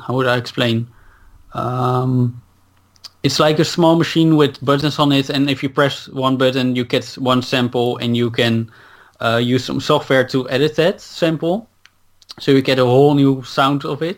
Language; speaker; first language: English; non-native, fluent; Dutch